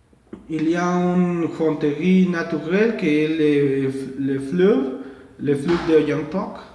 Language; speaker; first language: French; non-native, learner; Portuguese